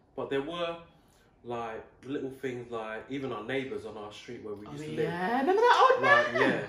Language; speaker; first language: English; native; English